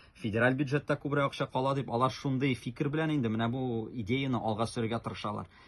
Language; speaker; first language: Tatar; native; Tatar